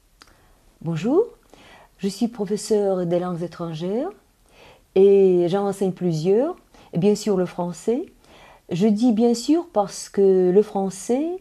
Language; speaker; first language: French; non-native, fluent; Russian